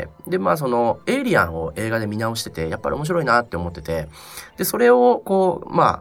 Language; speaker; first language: Japanese; native; Japanese